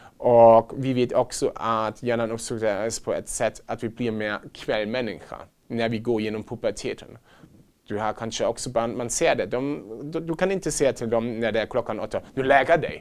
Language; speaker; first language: Swedish; non-native, fluent; German